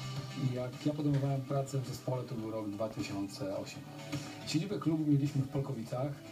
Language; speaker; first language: Polish; native; Polish